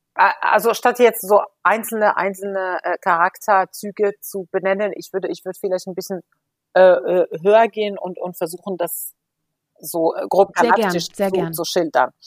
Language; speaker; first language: German; non-native, fluent; Arabic